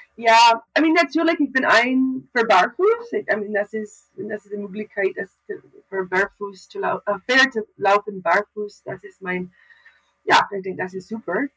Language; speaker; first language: German; non-native, learner; English